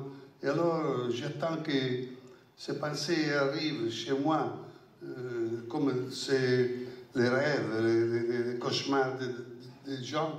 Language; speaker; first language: French; non-native, fluent; Italian